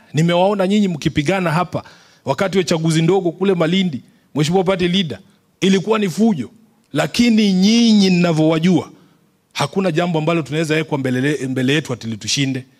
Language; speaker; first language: Swahili; native; Swahili